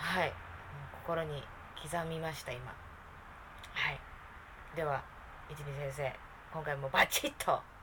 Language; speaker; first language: Japanese; native; Japanese